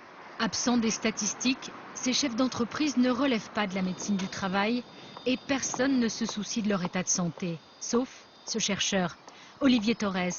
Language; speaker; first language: French; native; French